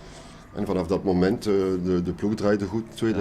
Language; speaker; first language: Dutch; non-native, local second language; French